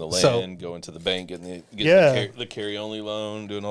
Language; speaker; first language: English; native; English